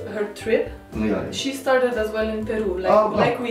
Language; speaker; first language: English; non-native, learner; Slovenian